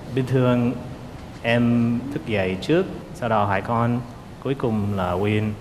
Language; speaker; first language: Vietnamese; non-native, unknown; English